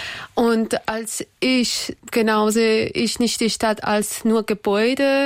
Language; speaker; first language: German; non-native, learner; Persian